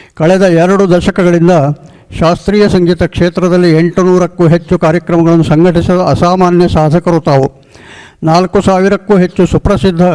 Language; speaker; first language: Kannada; native; Kannada